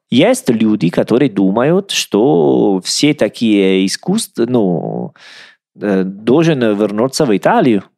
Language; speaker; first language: Russian; non-native, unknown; Italian